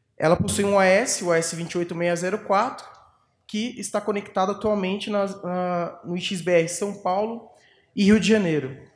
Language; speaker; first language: Portuguese; native; Portuguese